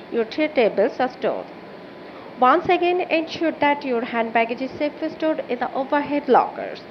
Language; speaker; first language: English; non-native, local second language; Bangla